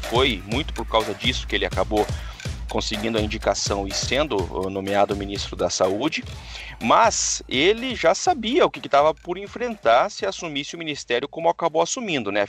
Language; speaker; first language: Portuguese; native; Portuguese